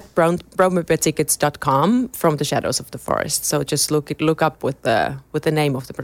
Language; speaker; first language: English; non-native, fluent; Finnish